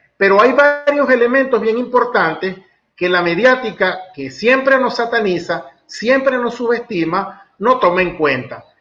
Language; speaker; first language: Spanish; native; Spanish